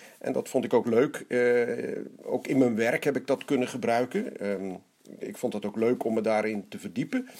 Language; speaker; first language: Dutch; native; Dutch